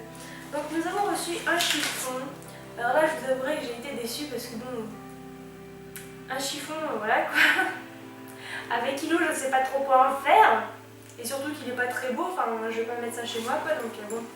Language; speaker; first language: French; native; French